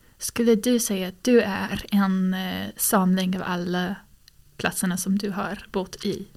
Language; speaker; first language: Swedish; non-native, fluent; English